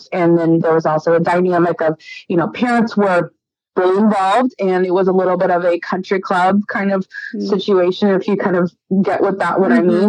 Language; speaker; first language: English; native; English